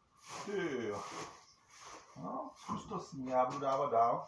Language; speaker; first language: Czech; native; Czech